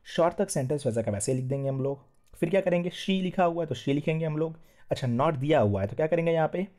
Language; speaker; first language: Hindi; non-native, local second language; Gujarati